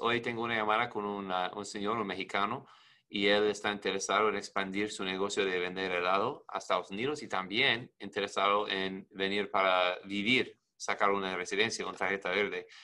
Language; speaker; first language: Spanish; non-native, learner; English